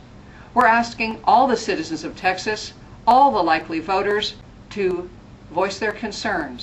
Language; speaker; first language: English; native; English